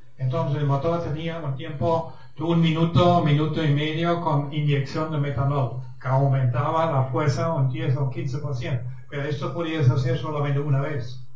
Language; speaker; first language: Spanish; non-native, fluent; German